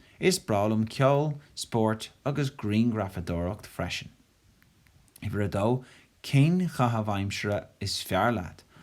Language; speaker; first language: Irish; non-native, local second language; English